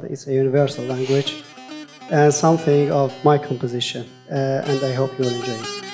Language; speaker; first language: English; non-native, fluent; Kurdish